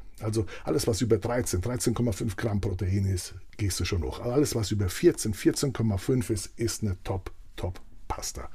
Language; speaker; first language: German; early bilingual, other home language; Italian